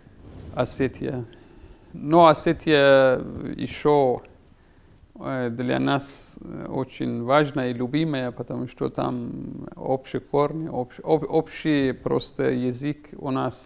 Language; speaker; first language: Russian; non-native, fluent; Persian